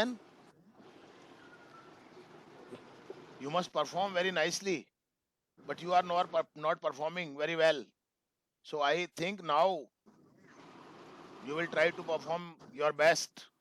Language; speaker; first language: English; non-native, local second language; Hindi